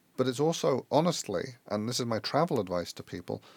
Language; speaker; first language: English; native; English